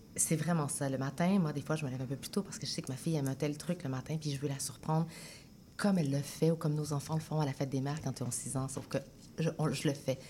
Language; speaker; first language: French; native; French